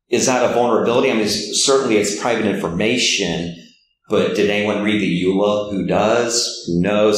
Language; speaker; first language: English; native; English